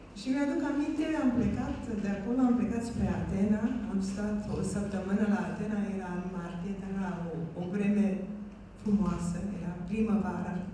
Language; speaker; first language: Romanian; early bilingual, heritage; Romanian